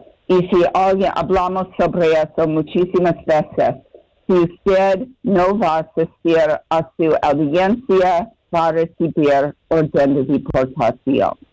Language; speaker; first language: Spanish; non-native, fluent; English